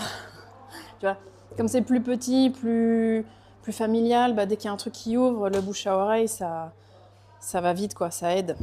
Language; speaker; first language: French; native; French